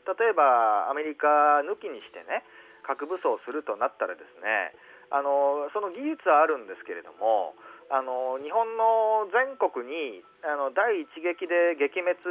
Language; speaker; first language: Japanese; native; Japanese